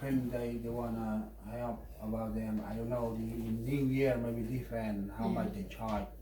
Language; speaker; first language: English; non-native, learner; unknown